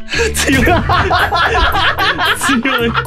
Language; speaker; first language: Japanese; native; Japanese